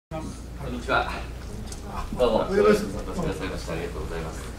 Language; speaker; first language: Japanese; native; Japanese